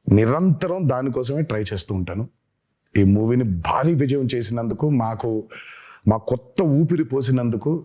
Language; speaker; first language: Telugu; native; Telugu